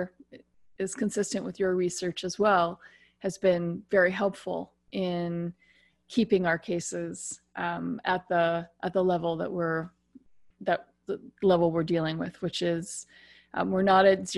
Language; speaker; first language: English; native; English